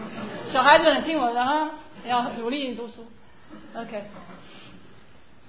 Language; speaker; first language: Chinese; non-native, fluent; English